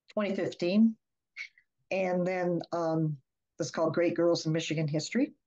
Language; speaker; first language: English; native; English